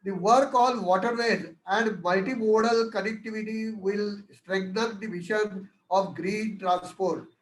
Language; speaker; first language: English; non-native, local second language; Marathi